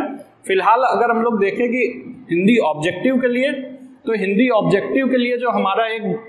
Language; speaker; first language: Hindi; native; Hindi